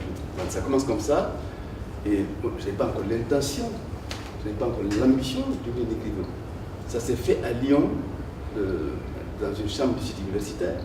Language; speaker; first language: French; non-native, local second language; Fula